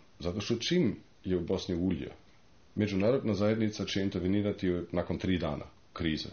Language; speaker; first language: Croatian; non-native, fluent; German